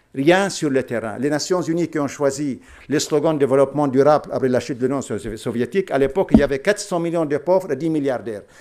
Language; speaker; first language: French; non-native, local second language; Arabic